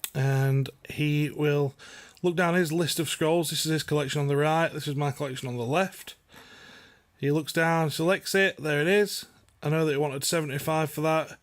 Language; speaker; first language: English; native; English